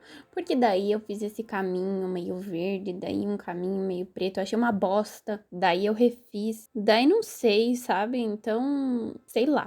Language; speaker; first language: Portuguese; native; Portuguese